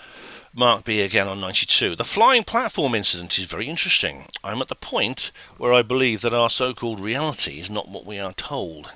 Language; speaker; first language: English; native; English